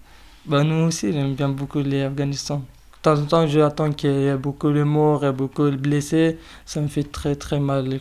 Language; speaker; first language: French; non-native, learner; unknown